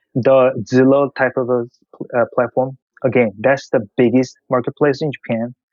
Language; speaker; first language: English; non-native, fluent; Korean